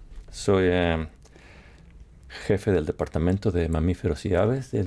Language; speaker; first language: English; non-native, fluent; Spanish